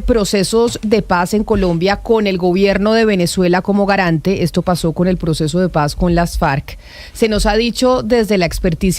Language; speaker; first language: Spanish; native; Spanish